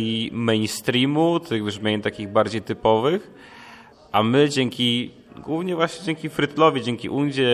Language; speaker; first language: Polish; native; Polish